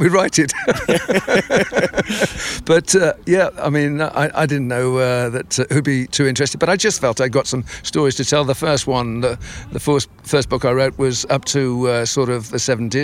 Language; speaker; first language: English; native; English